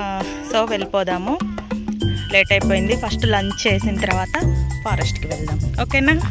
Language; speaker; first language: Telugu; native; Telugu